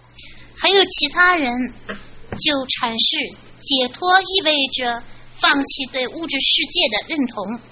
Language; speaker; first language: Chinese; native; Chinese